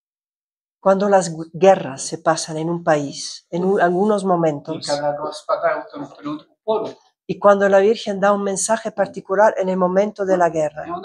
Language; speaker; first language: Spanish; non-native, fluent; Croatian